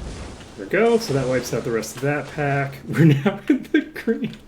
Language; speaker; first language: English; native; English